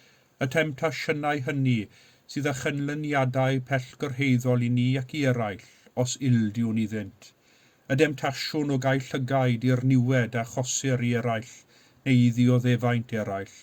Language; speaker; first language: Welsh; native; Welsh